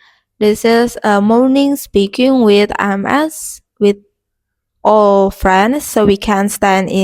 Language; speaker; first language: English; non-native, learner; Indonesian